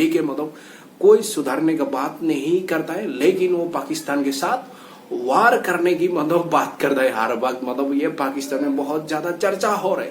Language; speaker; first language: Hindi; non-native, local second language; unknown